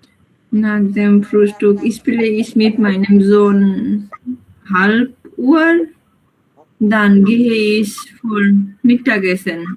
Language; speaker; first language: German; non-native, learner; Bangla